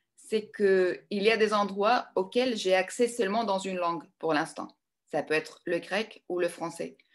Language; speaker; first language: French; non-native, fluent; Greek